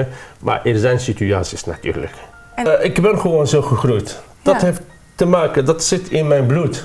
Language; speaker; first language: Dutch; non-native, learner; Arabic